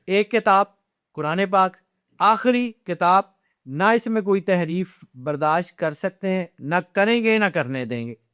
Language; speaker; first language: Urdu; non-native, local second language; Punjabi